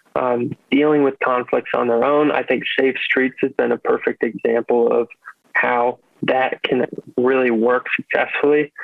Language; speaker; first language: English; native; English